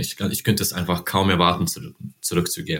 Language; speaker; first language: German; non-native, learner; Serbian